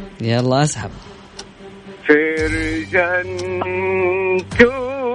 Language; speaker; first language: Arabic; native; Arabic